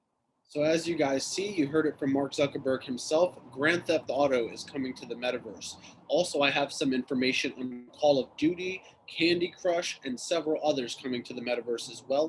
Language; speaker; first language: English; native; English